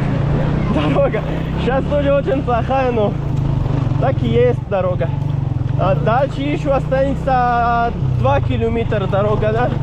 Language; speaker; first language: Russian; non-native, learner; Urdu